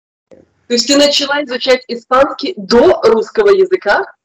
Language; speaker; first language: Russian; native; Russian